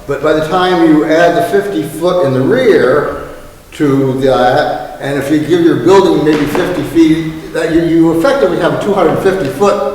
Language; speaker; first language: English; native; English